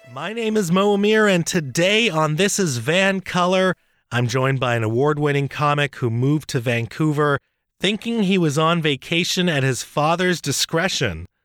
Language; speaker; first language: English; early bilingual, other home language; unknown